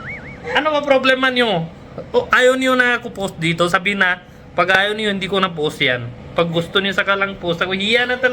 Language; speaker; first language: Filipino; non-native, learner; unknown